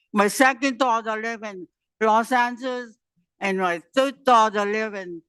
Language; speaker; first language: English; non-native, learner; Chinese